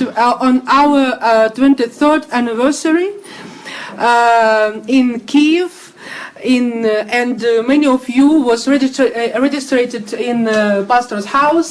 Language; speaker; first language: English; non-native, learner; Russian